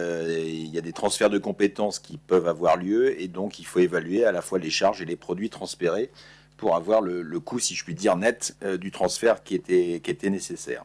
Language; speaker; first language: French; native; French